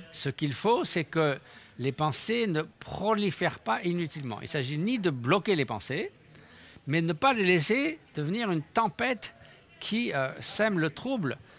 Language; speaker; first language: French; native; French